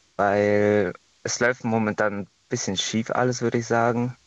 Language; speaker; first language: German; non-native, fluent; Estonian